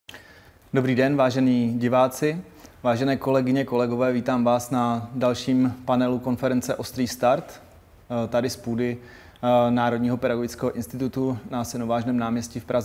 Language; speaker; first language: Czech; native; Czech